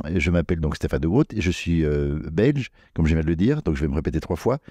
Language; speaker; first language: French; native; French